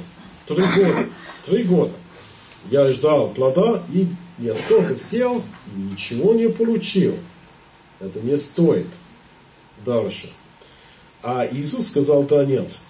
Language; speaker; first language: Russian; non-native, fluent; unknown